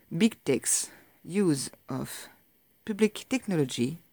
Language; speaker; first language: English; non-native, fluent; French